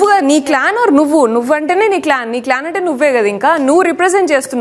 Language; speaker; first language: Telugu; native; Telugu